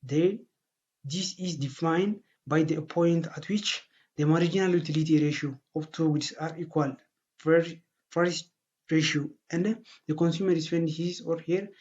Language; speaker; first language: English; non-native, local second language; Amharic